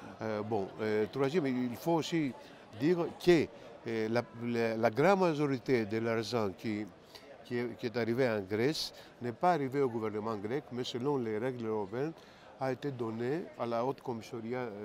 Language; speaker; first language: French; non-native, fluent; Greek